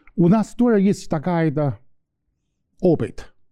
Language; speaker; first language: Russian; non-native, learner; Chinese